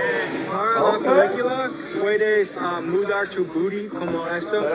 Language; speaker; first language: Spanish; non-native, learner; English